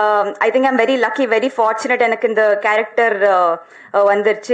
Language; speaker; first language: Tamil; non-native, learner; Telugu